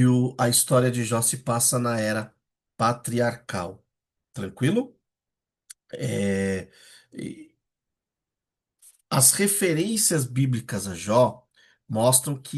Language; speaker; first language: Portuguese; native; Portuguese